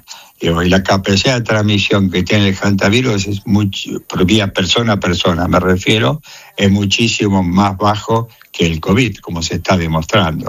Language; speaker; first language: Spanish; native; Spanish